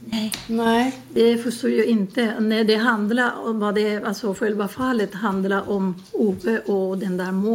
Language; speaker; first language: Swedish; non-native, fluent; Spanish